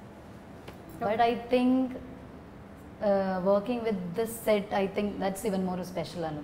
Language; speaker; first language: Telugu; non-native, learner; Malayalam